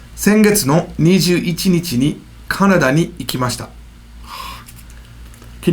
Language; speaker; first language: Japanese; non-native, fluent; English